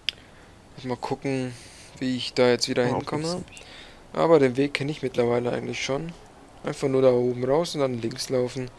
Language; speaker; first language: German; native; German